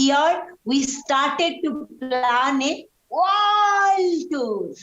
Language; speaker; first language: English; non-native, learner; Spanish